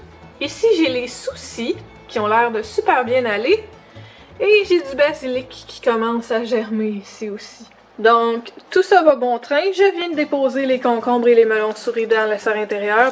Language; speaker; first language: French; native; French